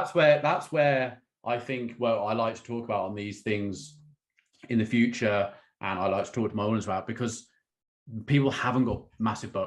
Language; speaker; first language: English; native; English